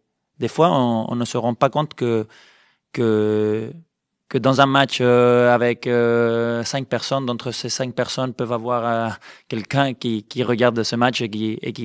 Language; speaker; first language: French; non-native, fluent; Spanish